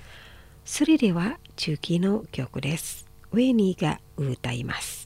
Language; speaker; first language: Japanese; non-native, fluent; Indonesian